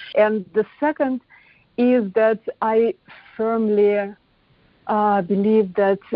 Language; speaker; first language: English; non-native, fluent; Russian